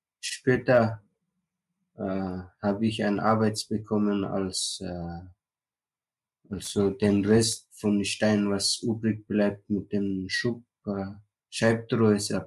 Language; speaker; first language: German; non-native, learner; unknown